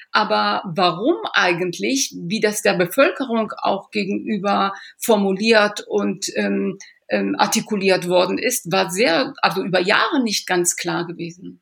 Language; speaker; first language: German; early bilingual, other home language; Persian